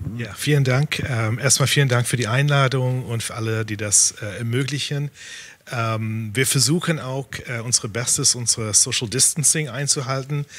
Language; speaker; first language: German; non-native, fluent; English